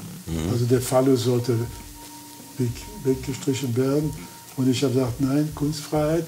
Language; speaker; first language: German; non-native, fluent; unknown